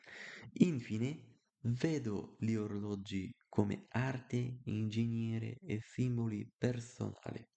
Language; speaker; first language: Italian; non-native, learner; Bulgarian